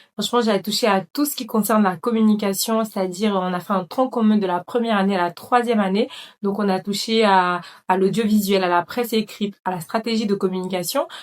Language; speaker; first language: French; non-native, local second language; Dyula